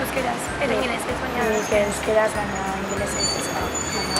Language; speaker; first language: Basque; non-native, local second language; Spanish